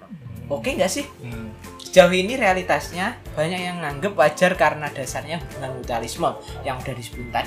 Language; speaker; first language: Indonesian; native; Indonesian